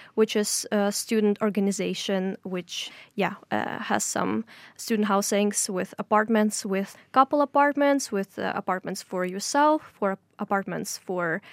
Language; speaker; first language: English; non-native, fluent; Russian